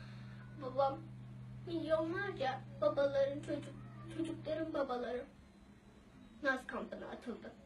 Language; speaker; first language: Turkish; early bilingual, other home language; Uyghur